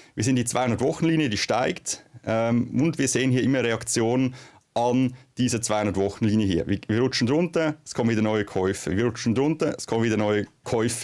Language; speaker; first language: German; native; German